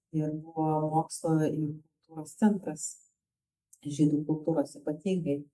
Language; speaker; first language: Lithuanian; native; Lithuanian